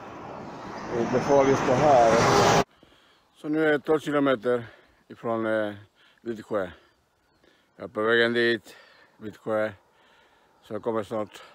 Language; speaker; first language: Swedish; non-native, learner; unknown